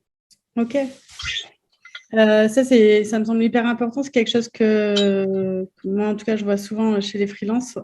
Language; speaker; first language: French; native; French